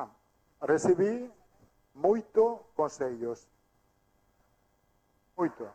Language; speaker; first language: Portuguese; non-native, fluent; Italian